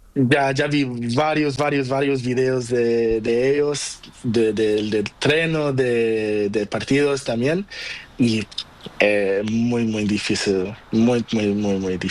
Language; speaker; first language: Spanish; non-native, learner; Portuguese